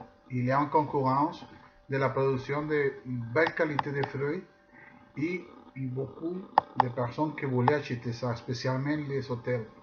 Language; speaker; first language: French; non-native, fluent; Spanish